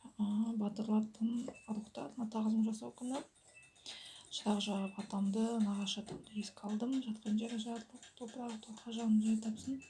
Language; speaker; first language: Kazakh; native; Kazakh